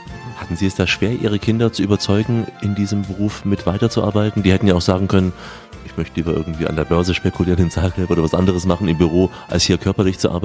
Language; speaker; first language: German; native; German